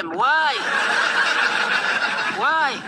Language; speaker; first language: English; non-native, learner; Oromo